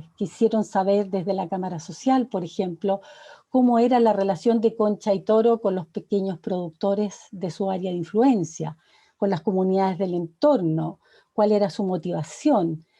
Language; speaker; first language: Spanish; native; Spanish